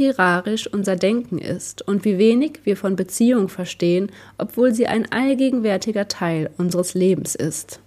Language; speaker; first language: German; native; German